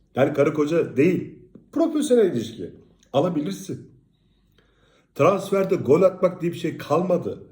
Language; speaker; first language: Turkish; native; Turkish